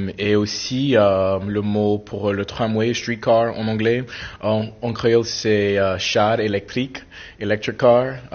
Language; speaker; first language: French; non-native, fluent; English